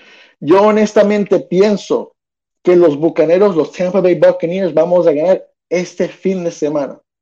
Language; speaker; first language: Spanish; early bilingual, heritage; Spanish